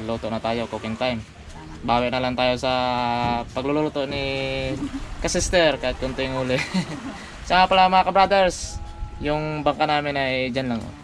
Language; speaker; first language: Filipino; non-native, local second language; Cebuano